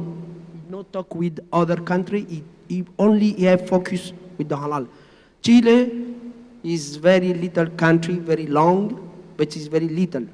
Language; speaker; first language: English; non-native, learner; Spanish